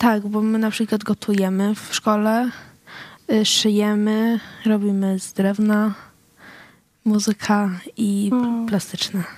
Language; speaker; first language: Polish; early bilingual, heritage; Swedish